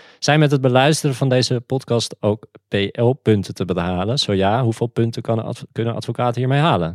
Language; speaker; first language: Dutch; native; Dutch